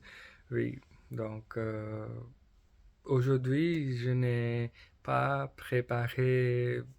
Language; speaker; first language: French; non-native, learner; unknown